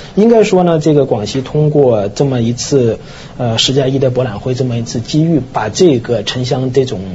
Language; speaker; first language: Chinese; native; Chinese